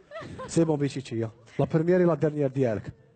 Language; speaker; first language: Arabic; native; Arabic